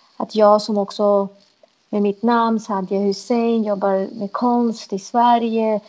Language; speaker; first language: Swedish; early bilingual, other home language; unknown